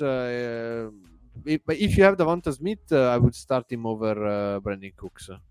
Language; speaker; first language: English; non-native, fluent; Italian